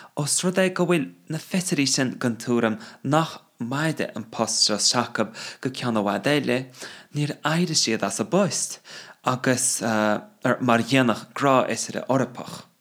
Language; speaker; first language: Irish; non-native, fluent; English